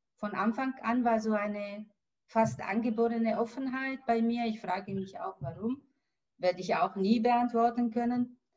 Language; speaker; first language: German; non-native, fluent; Arabic